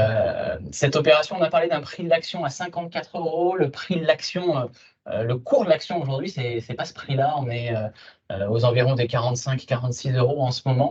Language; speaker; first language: French; native; French